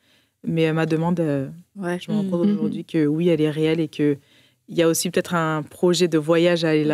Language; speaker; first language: French; early bilingual, other home language; Portuguese